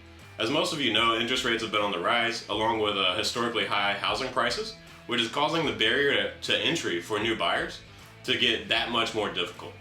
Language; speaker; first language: English; native; English